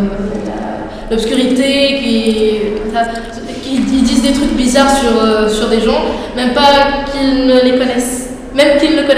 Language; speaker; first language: French; non-native, local second language; Arabic